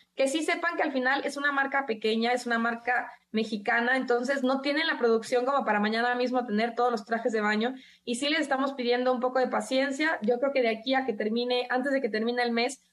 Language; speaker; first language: Spanish; native; Spanish